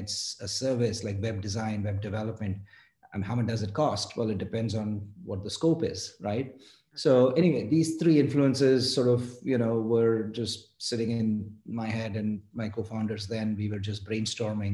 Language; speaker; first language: English; non-native, local second language; Gujarati